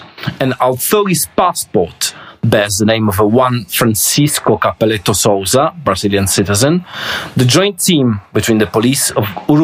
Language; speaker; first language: English; non-native, fluent; Italian